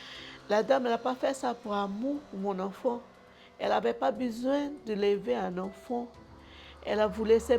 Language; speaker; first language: French; non-native, learner; Portuguese